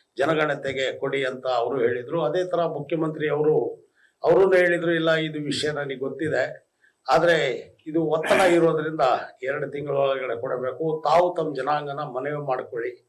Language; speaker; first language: Kannada; non-native, local second language; Lambadi